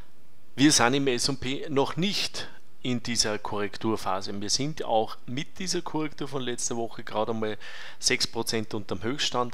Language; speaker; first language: German; native; German